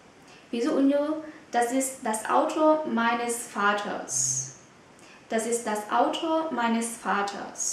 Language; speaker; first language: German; non-native, fluent; Vietnamese